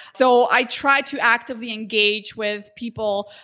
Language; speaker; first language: English; non-native, fluent; Slovenian